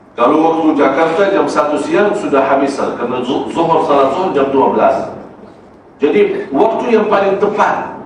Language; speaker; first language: Malay; non-native, fluent; Arabic